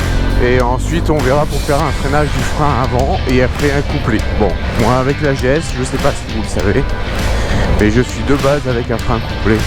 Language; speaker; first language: French; native; French